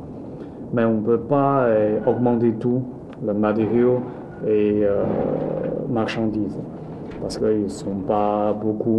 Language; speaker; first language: French; non-native, learner; Chinese